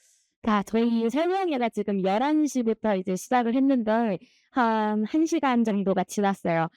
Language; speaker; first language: Korean; native; Korean